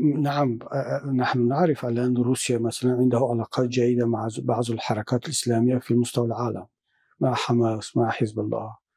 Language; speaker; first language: Arabic; non-native, fluent; Tajik